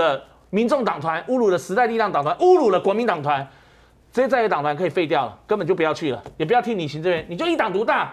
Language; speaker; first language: Chinese; native; Chinese